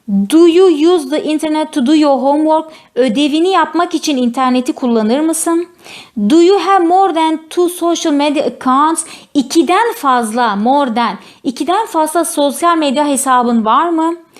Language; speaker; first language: English; non-native, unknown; Turkish